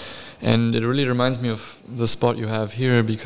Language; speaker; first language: English; non-native, fluent; German